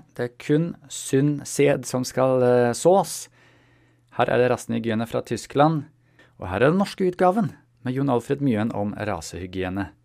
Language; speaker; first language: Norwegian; non-native, fluent; German